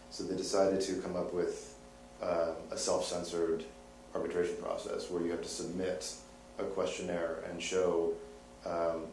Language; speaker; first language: English; native; English